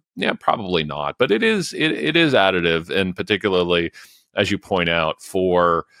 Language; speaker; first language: English; native; English